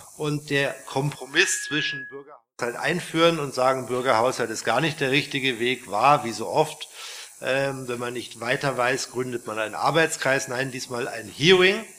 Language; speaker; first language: German; native; German